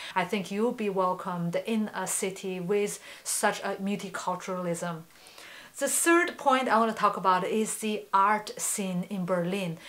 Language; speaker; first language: English; non-native, fluent; Chinese